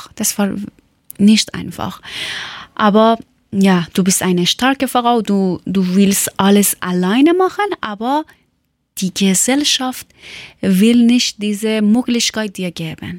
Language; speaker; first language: German; non-native, learner; Persian